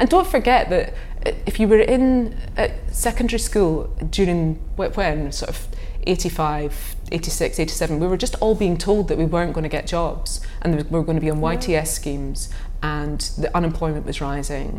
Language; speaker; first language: English; native; English